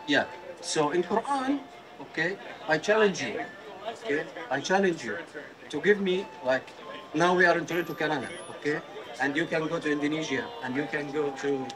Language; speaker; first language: English; non-native, fluent; Arabic